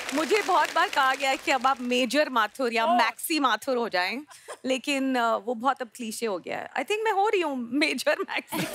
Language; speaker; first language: Hindi; native; Hindi